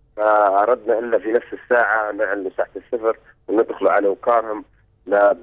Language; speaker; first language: Arabic; native; Arabic